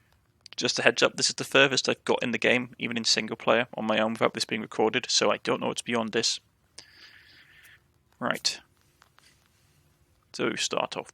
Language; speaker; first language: English; native; English